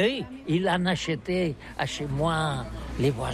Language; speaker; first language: French; non-native, learner; Catalan